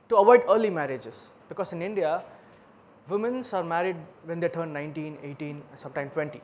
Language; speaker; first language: English; non-native, local second language; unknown